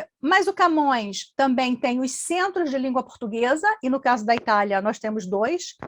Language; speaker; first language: Portuguese; native; Portuguese